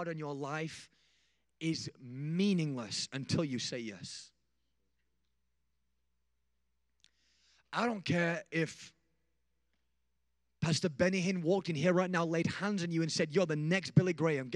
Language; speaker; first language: English; native; English